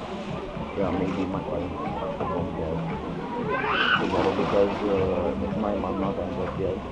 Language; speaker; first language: English; non-native, learner; Romanian